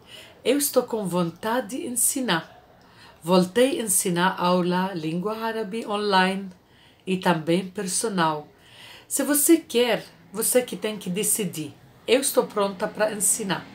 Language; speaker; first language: Portuguese; non-native, fluent; Arabic